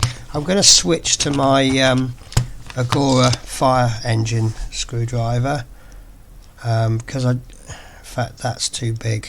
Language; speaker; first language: English; native; English